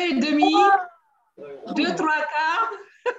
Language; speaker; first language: French; native; French